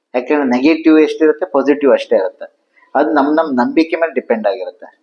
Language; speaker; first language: Kannada; native; Kannada